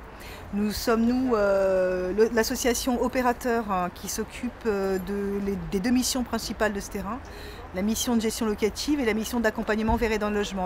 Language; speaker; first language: French; native; French